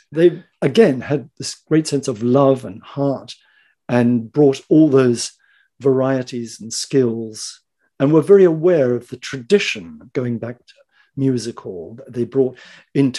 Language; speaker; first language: English; native; English